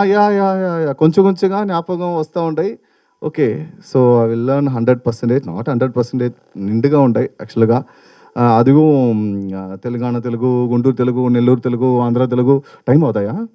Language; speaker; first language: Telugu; non-native, learner; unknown